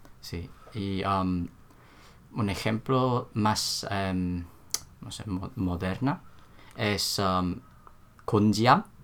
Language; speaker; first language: Spanish; non-native, learner; Korean